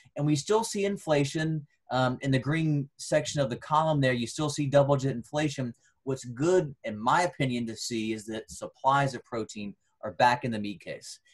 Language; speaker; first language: English; native; English